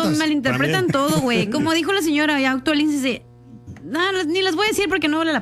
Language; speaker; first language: Spanish; native; Spanish